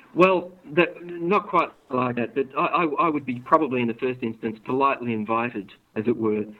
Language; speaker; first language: English; native; English